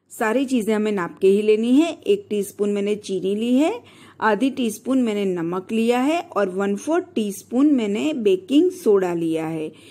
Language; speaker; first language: Hindi; non-native, local second language; Gujarati